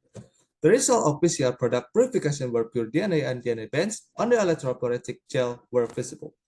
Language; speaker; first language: English; non-native, learner; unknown